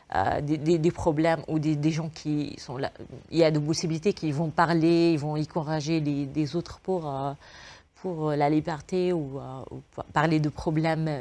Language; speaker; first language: French; non-native, fluent; Arabic